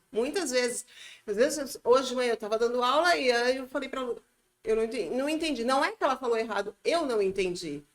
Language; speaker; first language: Portuguese; native; Portuguese